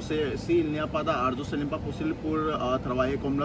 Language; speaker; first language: French; non-native, learner; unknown